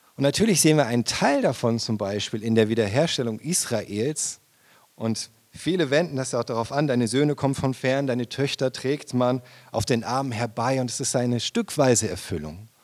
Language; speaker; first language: German; native; German